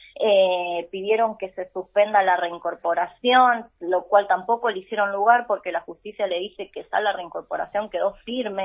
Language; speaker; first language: Spanish; native; Spanish